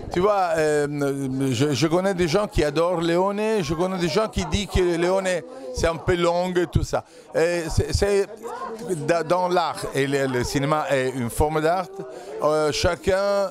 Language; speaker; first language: French; non-native, fluent; Italian